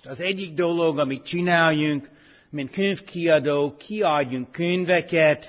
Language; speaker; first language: Hungarian; non-native, fluent; English